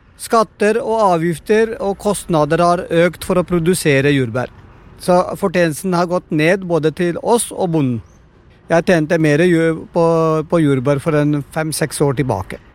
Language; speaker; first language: Norwegian; non-native, fluent; Punjabi